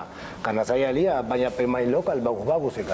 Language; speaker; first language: Indonesian; non-native, fluent; Spanish